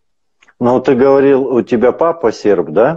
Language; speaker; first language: Russian; native; Russian